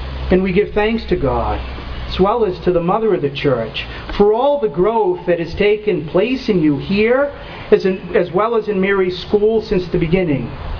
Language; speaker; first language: English; native; English